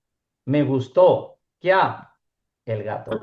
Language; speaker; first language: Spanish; non-native, fluent; Urdu